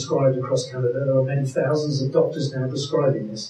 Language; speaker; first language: English; native; English